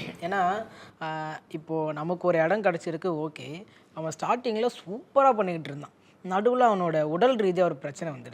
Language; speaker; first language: Tamil; native; Tamil